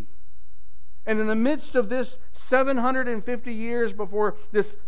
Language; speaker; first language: English; native; English